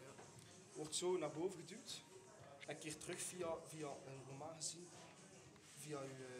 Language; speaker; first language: Dutch; native; Dutch